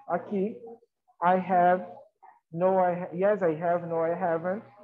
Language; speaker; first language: English; non-native, fluent; Portuguese